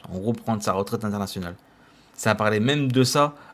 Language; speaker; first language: French; native; French